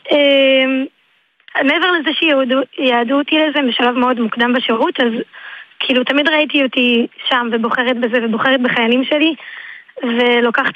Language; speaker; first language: Hebrew; native; Hebrew